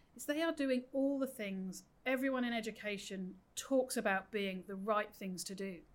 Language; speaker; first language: English; native; English